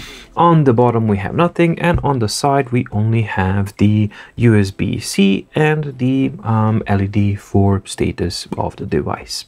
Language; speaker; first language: English; non-native, fluent; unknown